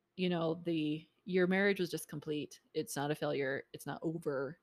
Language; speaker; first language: English; native; English